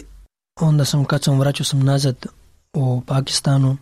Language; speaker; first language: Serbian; non-native, learner; Pashto